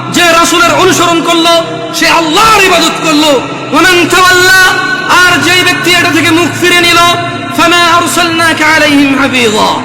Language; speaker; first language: Bangla; early bilingual, heritage; Bangla